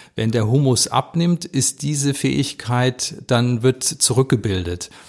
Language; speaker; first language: German; native; German